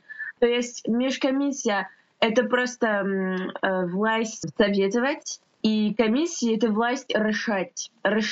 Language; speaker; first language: Russian; non-native, fluent; French